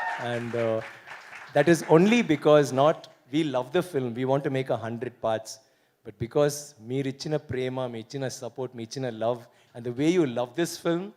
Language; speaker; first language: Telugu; non-native, learner; Tamil